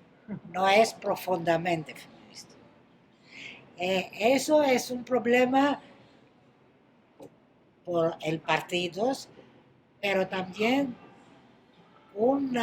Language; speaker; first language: Spanish; non-native, fluent; Greek